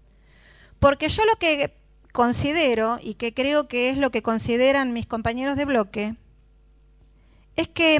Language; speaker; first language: Spanish; native; Spanish